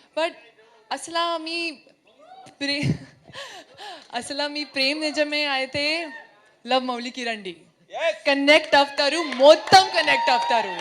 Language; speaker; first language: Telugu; non-native, learner; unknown